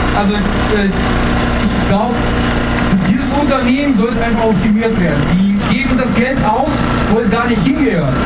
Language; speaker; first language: German; non-native, fluent; Russian